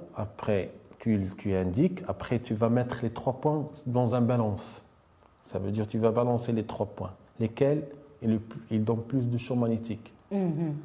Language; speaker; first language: French; non-native, local second language; Arabic